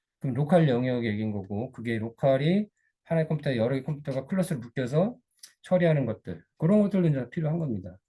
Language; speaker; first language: Korean; native; Korean